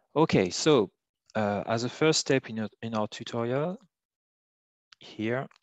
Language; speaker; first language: English; non-native, fluent; French